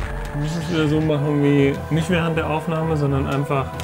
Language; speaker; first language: German; native; German